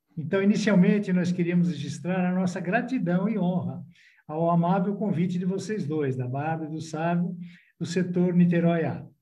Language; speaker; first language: Portuguese; non-native, fluent; Italian